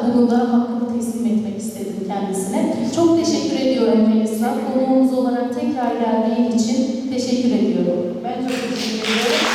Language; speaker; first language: Turkish; native; Turkish